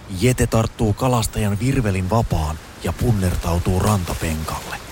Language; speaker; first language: Finnish; native; Finnish